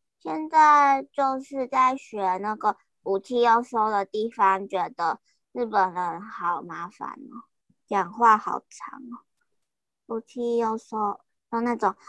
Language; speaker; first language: Chinese; native; Chinese